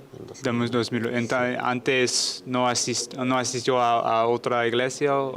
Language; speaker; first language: Spanish; non-native, learner; English